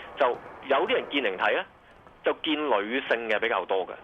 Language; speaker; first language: Cantonese; native; Cantonese